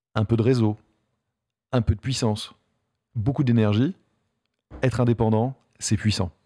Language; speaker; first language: French; native; French